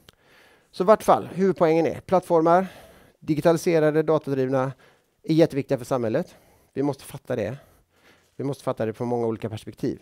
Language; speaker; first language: Swedish; native; Swedish